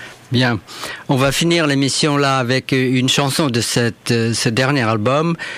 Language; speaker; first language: French; native; French